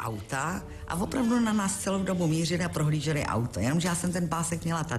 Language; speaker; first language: Czech; native; Czech